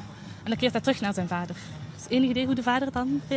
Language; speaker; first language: Dutch; native; Dutch